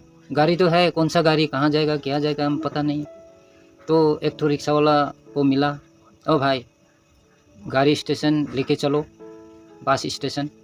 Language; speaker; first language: Hindi; non-native, local second language; Nepali